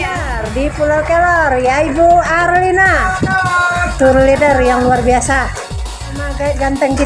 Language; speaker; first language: Indonesian; native; Indonesian